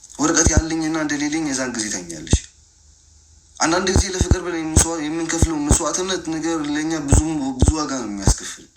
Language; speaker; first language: Amharic; non-native, local second language; Tigrinya